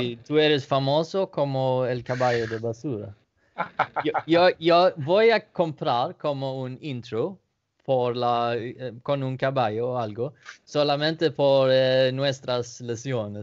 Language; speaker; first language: Spanish; non-native, learner; Danish